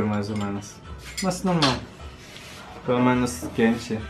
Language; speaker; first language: Portuguese; non-native, learner; Russian